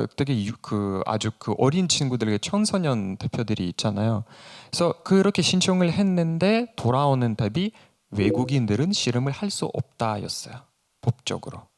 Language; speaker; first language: Korean; non-native, fluent; Russian